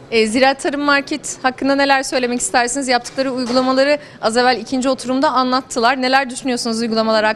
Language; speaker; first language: Turkish; native; Turkish